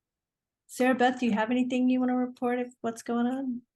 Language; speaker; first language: English; native; English